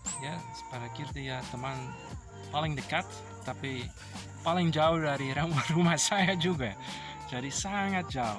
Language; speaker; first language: Indonesian; non-native, learner; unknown